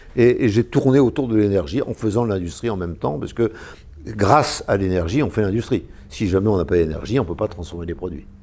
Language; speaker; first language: French; native; French